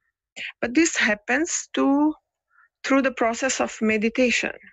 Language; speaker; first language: English; non-native, fluent; Italian